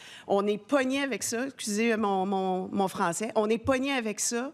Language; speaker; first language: French; native; French